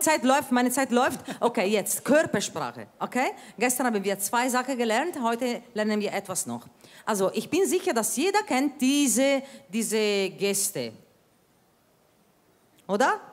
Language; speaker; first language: German; non-native, fluent; Italian